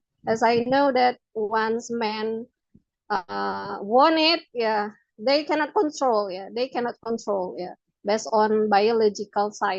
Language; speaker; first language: English; non-native, local second language; Indonesian